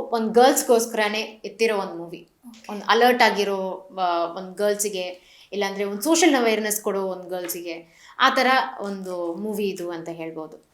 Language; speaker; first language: Kannada; non-native, local second language; Malayalam